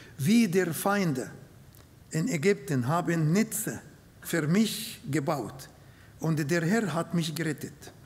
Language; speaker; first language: German; non-native, fluent; Arabic